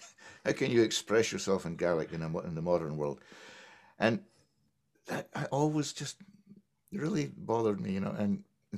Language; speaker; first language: English; native; English